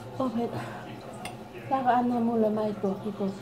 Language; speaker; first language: Finnish; non-native, learner; Northeastern Thai